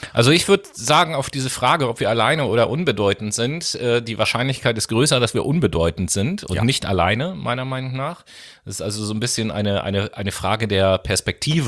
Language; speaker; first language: German; native; German